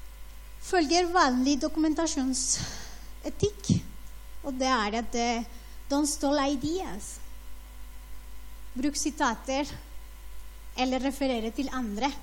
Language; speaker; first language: Norwegian; non-native, fluent; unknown